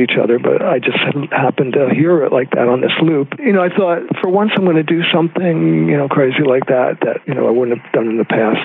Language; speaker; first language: English; native; English